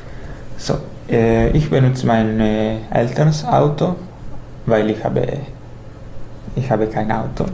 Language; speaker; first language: German; non-native, learner; Italian